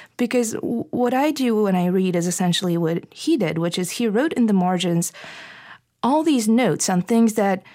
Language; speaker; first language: English; non-native, fluent; Bulgarian